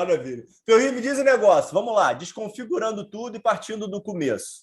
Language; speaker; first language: Portuguese; native; Portuguese